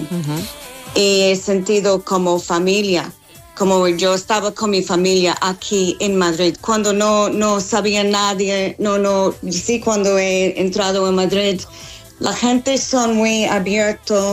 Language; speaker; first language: Spanish; non-native, learner; English